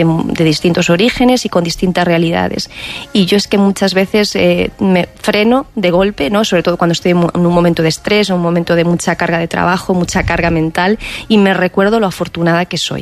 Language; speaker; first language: Spanish; native; Spanish